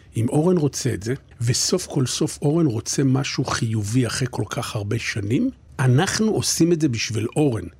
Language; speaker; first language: Hebrew; native; Hebrew